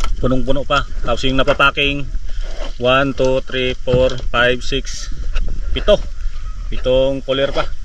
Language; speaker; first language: Filipino; native; Filipino